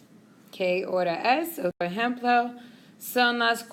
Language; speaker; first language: Spanish; non-native, fluent; English